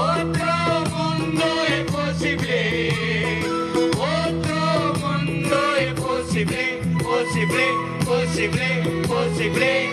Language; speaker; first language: Spanish; non-native, learner; Nepali